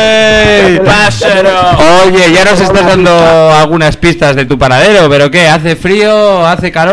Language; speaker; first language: Spanish; native; Spanish